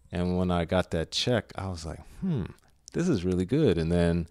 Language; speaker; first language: English; native; English